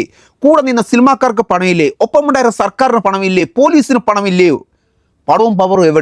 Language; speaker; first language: Malayalam; native; Malayalam